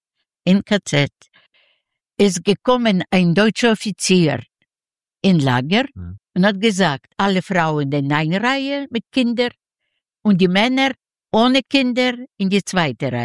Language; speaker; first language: German; non-native, learner; Yiddish